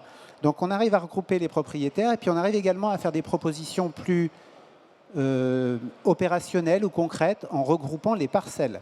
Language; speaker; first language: French; native; French